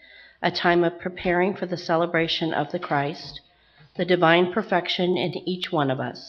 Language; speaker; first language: English; native; English